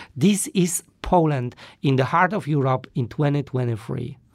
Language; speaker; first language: English; non-native, fluent; Polish